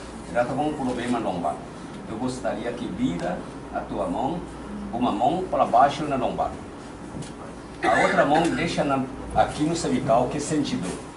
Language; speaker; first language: Portuguese; non-native, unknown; Chinese